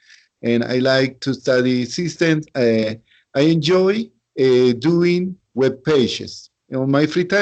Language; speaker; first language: English; non-native, learner; Spanish